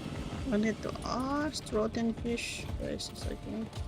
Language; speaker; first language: English; non-native, learner; Filipino